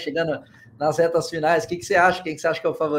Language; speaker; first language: Portuguese; native; Portuguese